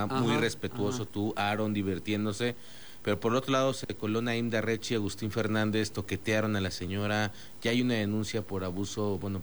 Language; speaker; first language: Spanish; native; Spanish